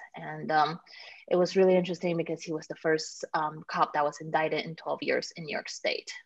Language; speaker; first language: English; native; English